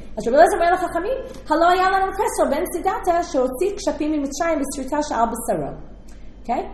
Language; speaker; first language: Hebrew; non-native, fluent; English